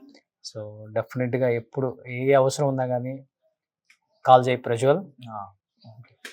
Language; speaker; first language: Telugu; native; Telugu